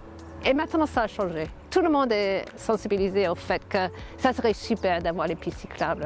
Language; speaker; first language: French; non-native, fluent; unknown